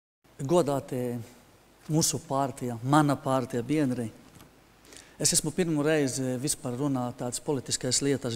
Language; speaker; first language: Latvian; non-native, fluent; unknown